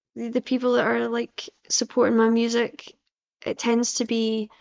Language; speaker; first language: English; native; English